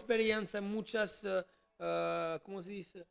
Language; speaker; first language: Spanish; non-native, learner; French